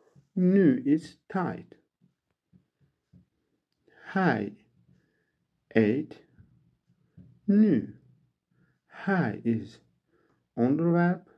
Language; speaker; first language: Dutch; non-native, learner; Turkish